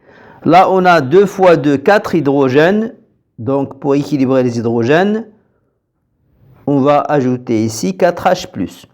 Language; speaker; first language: French; non-native, local second language; Arabic